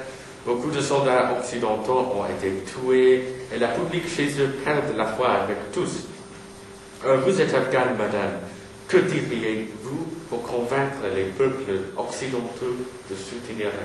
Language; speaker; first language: French; non-native, learner; English